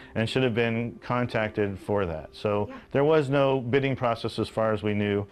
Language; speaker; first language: English; native; English